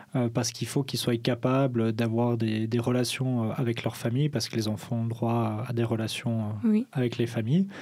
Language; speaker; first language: French; native; French